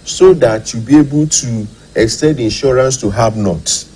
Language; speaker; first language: English; non-native, local second language; Yoruba